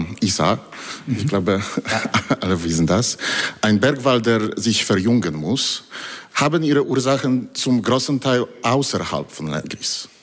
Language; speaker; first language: German; non-native, fluent; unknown